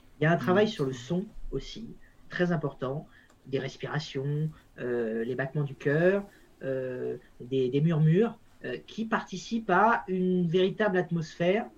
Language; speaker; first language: French; native; French